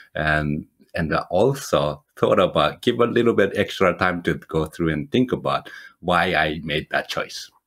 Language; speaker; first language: English; non-native, fluent; Japanese